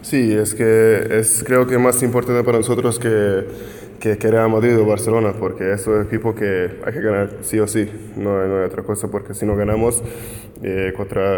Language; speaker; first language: Spanish; non-native, fluent; Hungarian